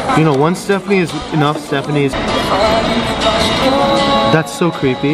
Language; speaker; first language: English; native; English